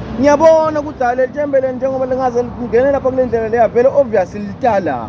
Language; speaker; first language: Zulu; native; Zulu